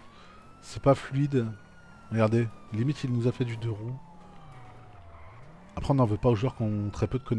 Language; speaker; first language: French; native; French